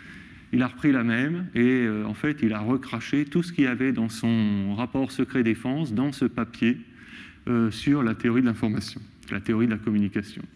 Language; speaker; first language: French; native; French